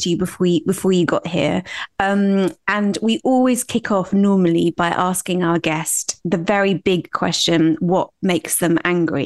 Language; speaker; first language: English; native; English